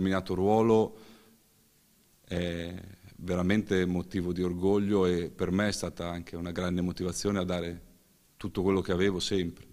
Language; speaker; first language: Italian; native; Italian